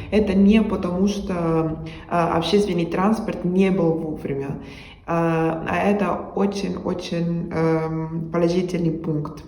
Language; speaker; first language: Russian; non-native, learner; Spanish